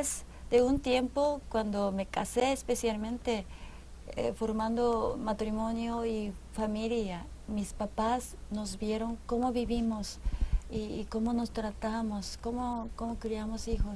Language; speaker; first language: Spanish; non-native, fluent; Japanese